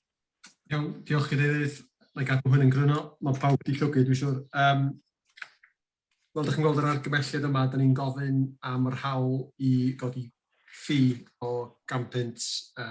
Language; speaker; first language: Welsh; native; Welsh